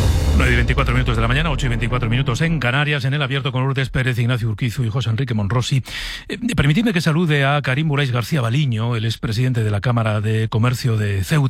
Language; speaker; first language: Spanish; native; Spanish